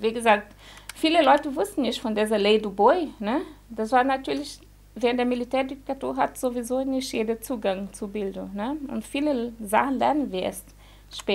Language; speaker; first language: German; non-native, fluent; Portuguese